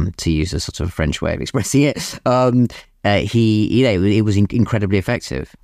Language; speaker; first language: English; native; English